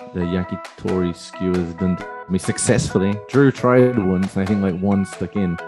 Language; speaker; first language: English; native; English